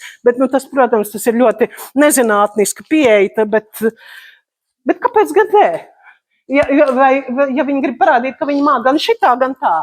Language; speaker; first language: Latvian; native; Latvian